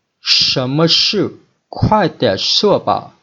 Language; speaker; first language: Chinese; non-native, fluent; Vietnamese